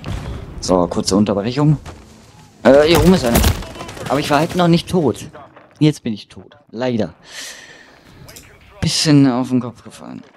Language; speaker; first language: German; native; German